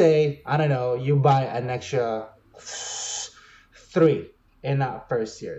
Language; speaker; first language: English; native; English